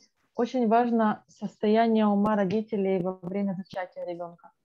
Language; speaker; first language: Russian; native; Russian